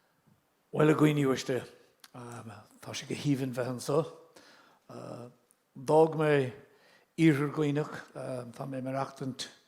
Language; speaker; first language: Irish; non-native, local second language; English